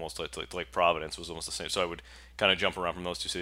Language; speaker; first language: English; native; English